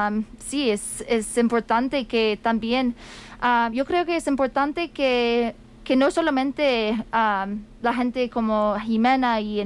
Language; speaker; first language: Spanish; non-native, fluent; English